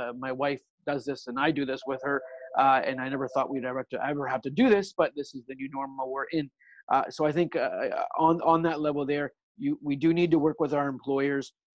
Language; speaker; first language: English; early bilingual, other home language; Italian